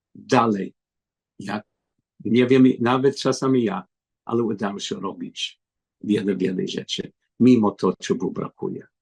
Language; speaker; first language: Polish; non-native, learner; English